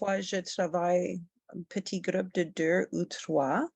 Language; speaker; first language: French; non-native, fluent; English